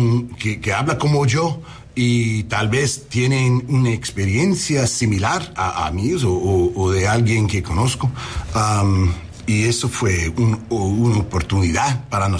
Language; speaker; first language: Spanish; early bilingual, heritage; Spanish